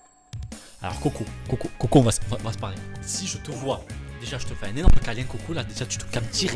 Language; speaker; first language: French; native; French